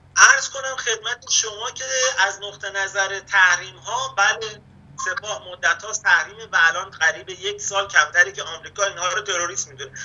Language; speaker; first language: Persian; native; Persian